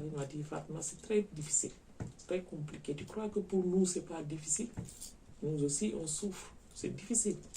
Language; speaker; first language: French; non-native, local second language; Wolof